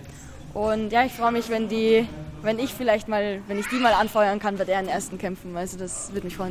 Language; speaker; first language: German; native; German